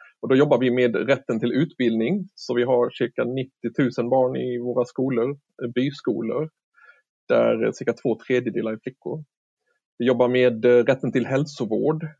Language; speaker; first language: Swedish; native; Swedish